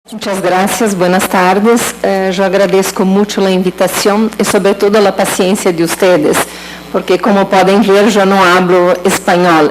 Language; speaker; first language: Spanish; non-native, learner; Portuguese